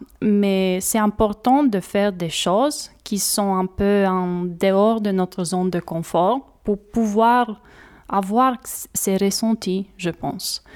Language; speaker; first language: French; non-native, fluent; Romanian